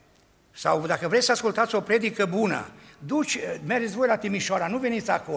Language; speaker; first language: Romanian; native; Romanian